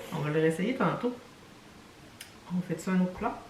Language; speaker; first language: French; native; French